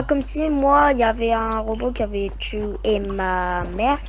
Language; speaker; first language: French; native; French